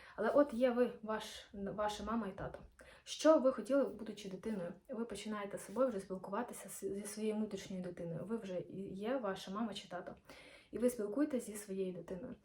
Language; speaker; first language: Ukrainian; non-native, local second language; Russian